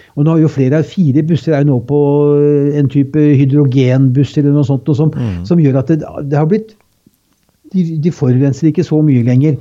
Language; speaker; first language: Norwegian; native; Norwegian